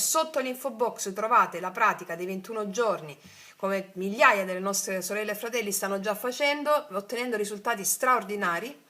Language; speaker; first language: Italian; native; Italian